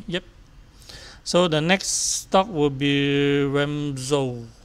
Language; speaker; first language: English; non-native, local second language; Chinese